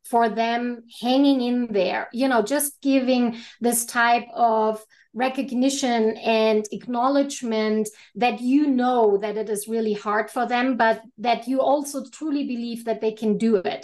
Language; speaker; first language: English; non-native, fluent; German